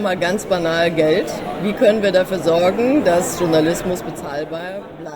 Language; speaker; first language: German; native; German